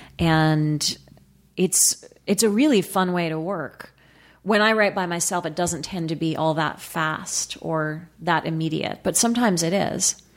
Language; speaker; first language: English; native; English